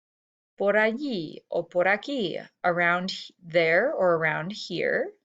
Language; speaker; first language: Spanish; non-native, fluent; English